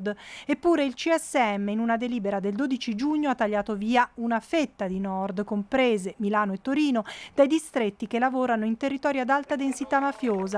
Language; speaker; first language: Italian; native; Italian